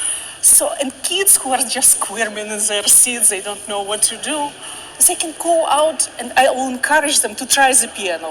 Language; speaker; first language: English; non-native, fluent; Russian